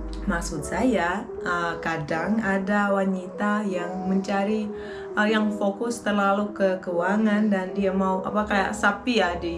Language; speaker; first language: Indonesian; non-native, fluent; Russian